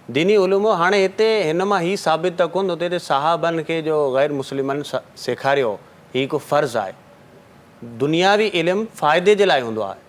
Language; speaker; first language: Sindhi; non-native, local second language; Marwari